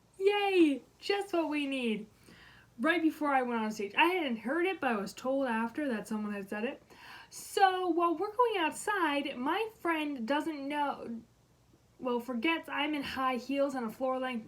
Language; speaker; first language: English; native; English